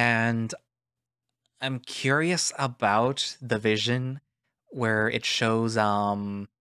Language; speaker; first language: English; native; English